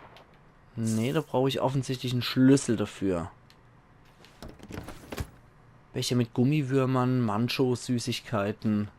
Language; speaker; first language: German; native; German